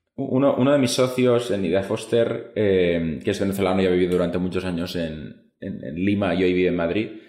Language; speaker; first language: Spanish; non-native, local second language; Catalan